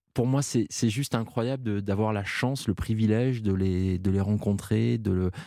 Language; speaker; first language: French; native; French